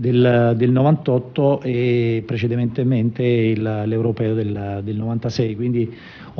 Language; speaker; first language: Italian; native; Italian